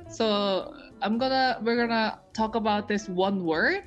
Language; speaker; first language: English; native; English